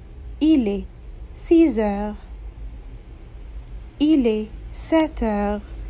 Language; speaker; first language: French; non-native, fluent; Arabic